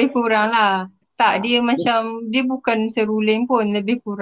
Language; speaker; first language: Malay; native; Malay